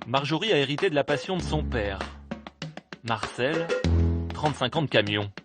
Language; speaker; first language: French; native; French